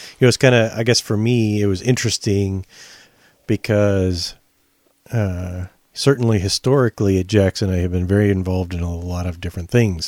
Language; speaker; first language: English; native; English